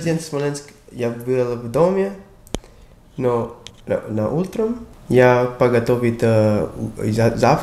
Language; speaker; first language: Russian; non-native, learner; English